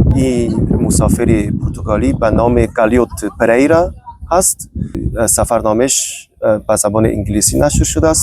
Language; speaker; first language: Persian; non-native, fluent; Chinese